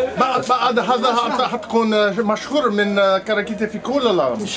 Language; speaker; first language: Arabic; non-native, learner; English